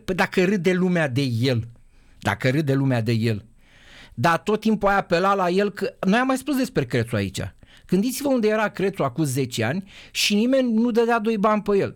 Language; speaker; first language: Romanian; native; Romanian